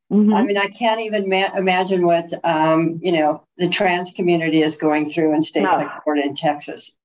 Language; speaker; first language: English; native; English